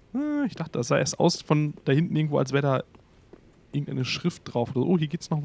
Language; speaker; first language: German; native; German